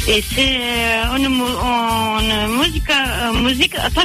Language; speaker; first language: French; non-native, local second language; Portuguese